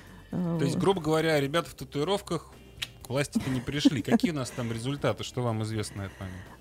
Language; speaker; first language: Russian; native; Russian